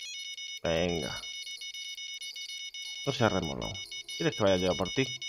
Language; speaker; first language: Spanish; native; Spanish